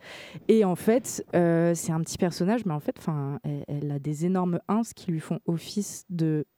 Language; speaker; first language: French; native; French